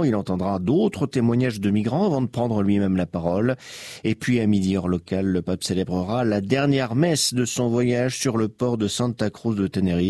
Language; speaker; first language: French; native; French